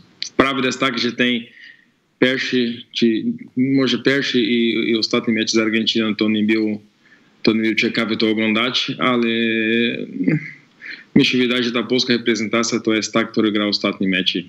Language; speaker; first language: Polish; non-native, fluent; Portuguese